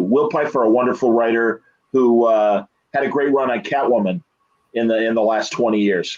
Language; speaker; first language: English; native; English